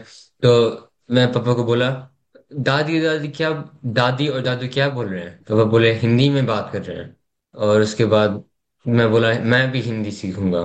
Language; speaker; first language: Hindi; early bilingual, heritage; English